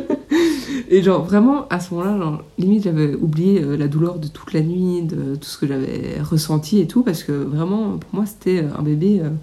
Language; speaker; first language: French; native; French